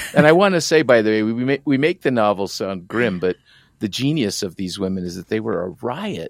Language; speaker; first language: English; early bilingual, other home language; Spanish